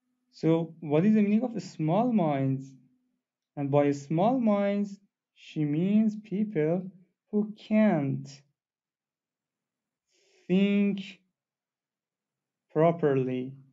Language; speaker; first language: English; non-native, fluent; Persian